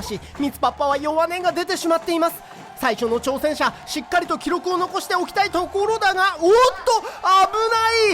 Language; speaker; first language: Japanese; native; Japanese